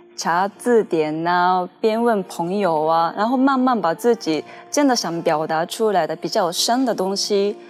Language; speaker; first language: Chinese; non-native, fluent; Japanese